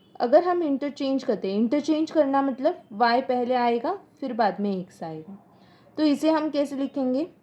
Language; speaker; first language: Hindi; non-native, local second language; Marathi